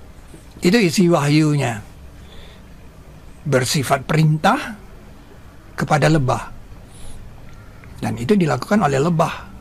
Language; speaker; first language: Indonesian; native; Indonesian